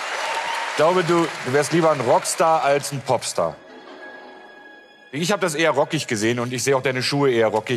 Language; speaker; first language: German; native; German